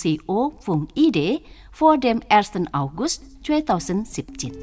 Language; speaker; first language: German; non-native, fluent; Indonesian